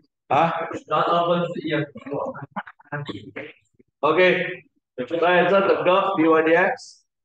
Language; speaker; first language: Chinese; native; Chinese